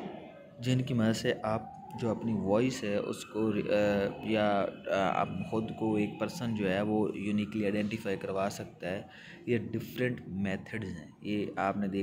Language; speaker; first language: Hindi; non-native, local second language; Punjabi